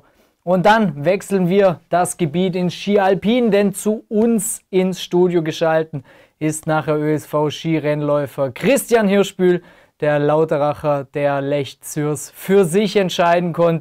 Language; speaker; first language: German; native; German